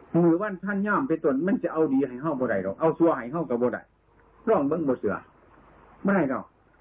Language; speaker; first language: Thai; native; Thai